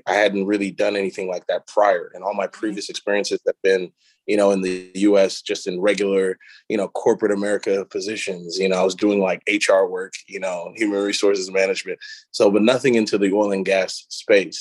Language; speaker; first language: English; native; English